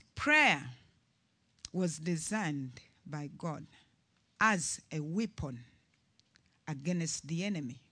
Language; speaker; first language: English; non-native, local second language; Ganda